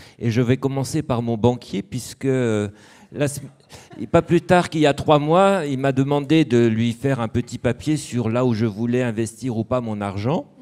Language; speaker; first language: French; native; French